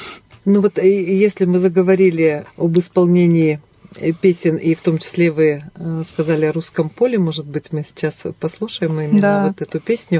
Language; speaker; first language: Russian; native; Russian